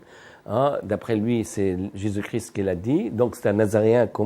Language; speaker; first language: French; non-native, fluent; Arabic